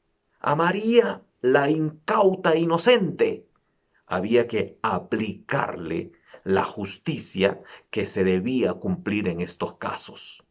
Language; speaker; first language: Spanish; native; Spanish